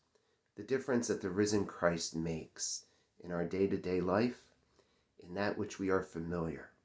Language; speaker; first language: English; native; English